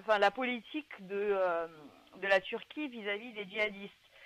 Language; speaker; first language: French; native; French